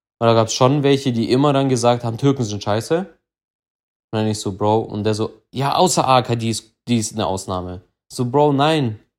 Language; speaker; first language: German; early bilingual, other home language; Russian